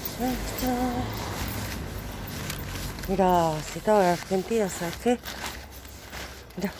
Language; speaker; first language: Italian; non-native, learner; Spanish